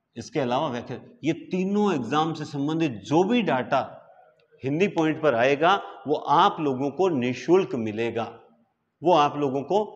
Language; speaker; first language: Hindi; native; Hindi